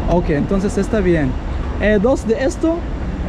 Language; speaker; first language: Spanish; non-native, learner; English